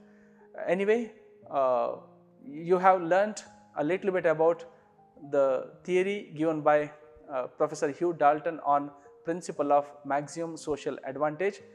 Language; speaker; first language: English; non-native, local second language; Kannada